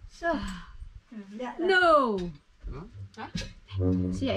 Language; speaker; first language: Swedish; non-native, learner; Cebuano